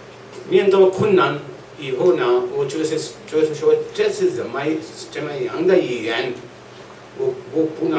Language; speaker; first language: Chinese; non-native, learner; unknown